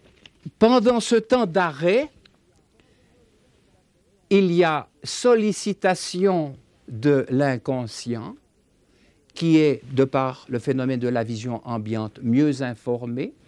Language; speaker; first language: French; native; French